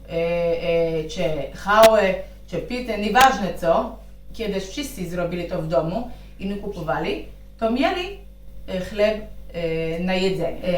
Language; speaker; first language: Polish; non-native, learner; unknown